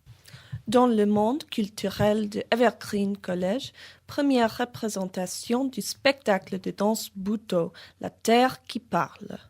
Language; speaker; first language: French; non-native, learner; English